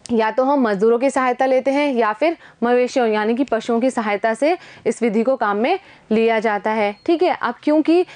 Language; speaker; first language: Hindi; native; Hindi